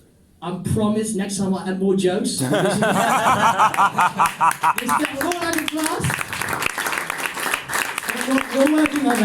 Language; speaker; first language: English; non-native, fluent; Dutch